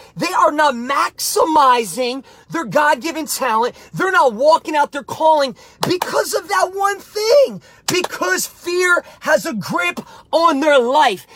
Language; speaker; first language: English; native; English